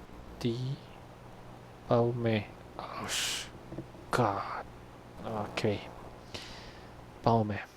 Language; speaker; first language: German; non-native, learner; Spanish